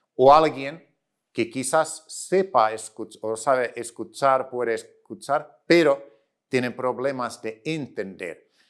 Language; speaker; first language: Spanish; non-native, fluent; Finnish